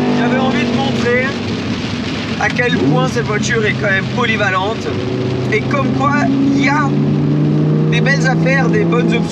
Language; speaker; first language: French; native; French